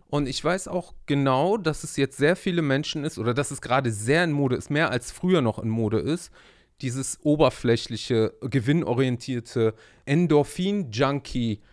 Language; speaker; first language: German; native; German